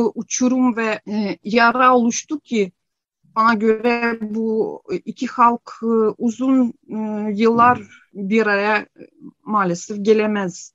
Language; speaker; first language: Turkish; non-native, fluent; Ukrainian